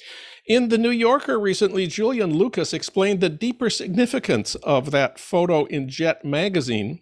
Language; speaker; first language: English; native; English